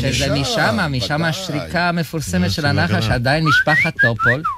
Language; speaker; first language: Hebrew; non-native, fluent; Romanian